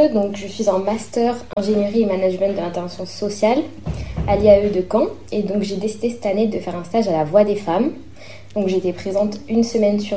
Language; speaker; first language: French; native; French